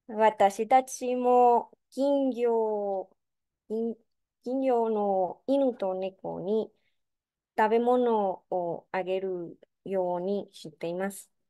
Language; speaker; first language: Japanese; non-native, learner; Spanish